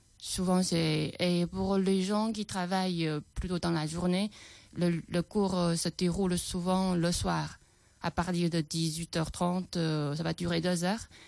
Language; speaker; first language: French; non-native, fluent; Chinese